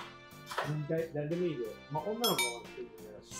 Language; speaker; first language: Japanese; native; Japanese